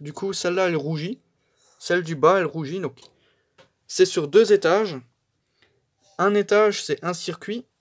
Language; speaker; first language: French; native; French